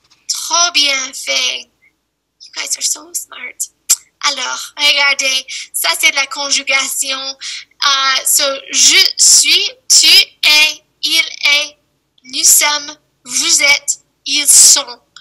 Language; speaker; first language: French; non-native, fluent; English